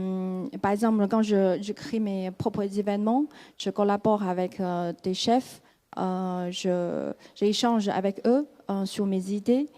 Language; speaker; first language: French; non-native, fluent; Chinese